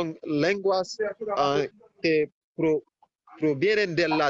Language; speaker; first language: Spanish; non-native, fluent; Haitian Creole